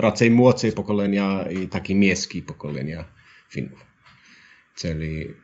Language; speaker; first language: Polish; non-native, learner; Finnish